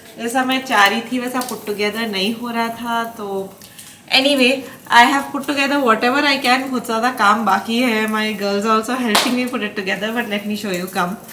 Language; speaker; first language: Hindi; native; Hindi